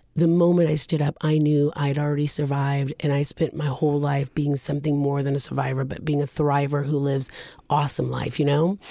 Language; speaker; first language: English; early bilingual, other home language; Japanese